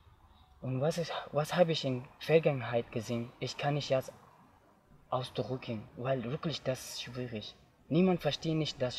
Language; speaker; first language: German; non-native, learner; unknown